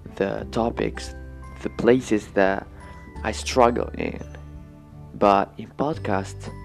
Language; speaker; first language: English; non-native, fluent; Arabic